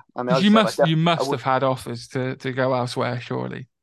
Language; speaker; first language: English; native; English